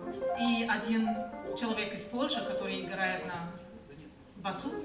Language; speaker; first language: Russian; non-native, learner; German